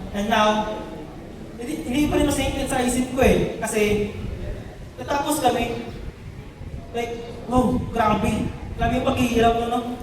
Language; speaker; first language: Filipino; non-native, local second language; Cebuano